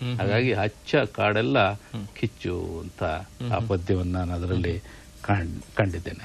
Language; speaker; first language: Kannada; native; Kannada